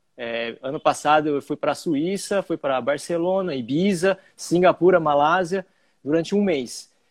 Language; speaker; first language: Portuguese; early bilingual, other home language; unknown